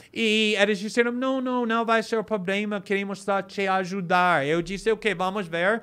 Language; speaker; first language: Portuguese; non-native, fluent; English